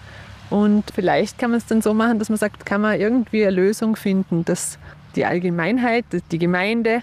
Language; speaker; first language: German; native; German